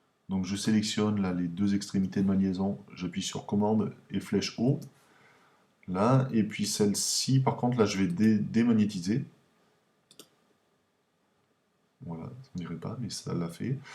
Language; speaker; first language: French; native; French